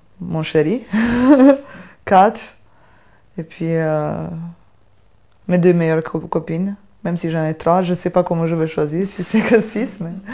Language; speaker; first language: French; non-native, fluent; Serbian